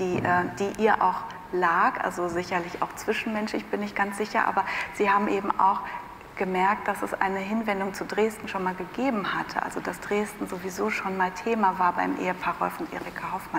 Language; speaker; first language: German; native; German